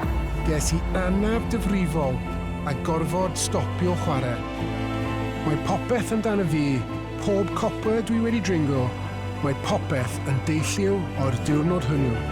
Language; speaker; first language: Welsh; non-native, local second language; English